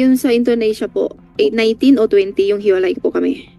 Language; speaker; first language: Filipino; non-native, learner; Chinese